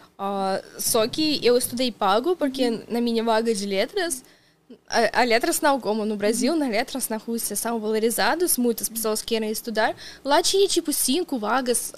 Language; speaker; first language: Portuguese; non-native, fluent; Russian